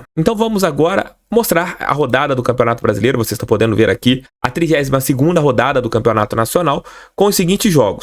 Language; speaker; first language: Portuguese; native; Portuguese